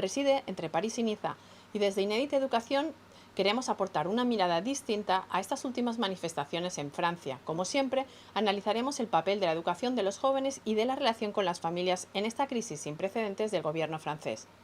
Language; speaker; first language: Spanish; native; Spanish